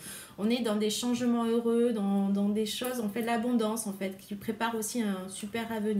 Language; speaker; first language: French; native; French